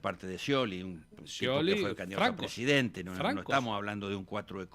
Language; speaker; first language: Spanish; native; Spanish